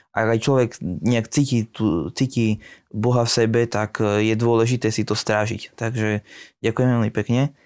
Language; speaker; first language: Slovak; native; Slovak